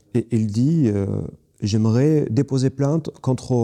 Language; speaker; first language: French; non-native, fluent; Arabic